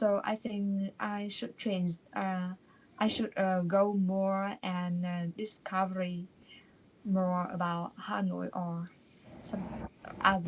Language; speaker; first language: English; non-native, learner; Vietnamese